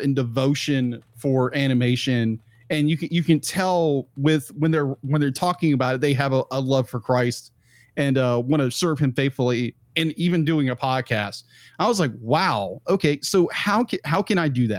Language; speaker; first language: English; native; English